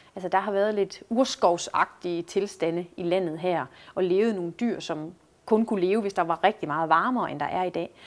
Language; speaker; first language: Danish; native; Danish